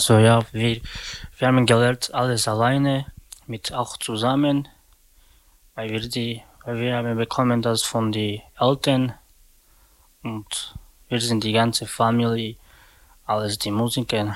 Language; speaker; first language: German; non-native, learner; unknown